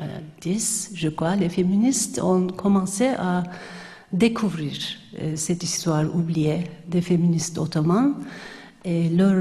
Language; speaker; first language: French; non-native, fluent; Turkish